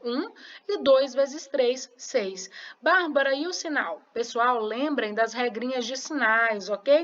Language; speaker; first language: Portuguese; native; Portuguese